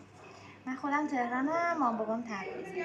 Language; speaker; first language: Persian; native; Persian